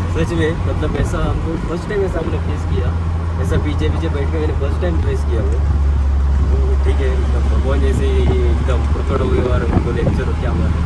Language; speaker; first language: Hindi; non-native, local second language; Marathi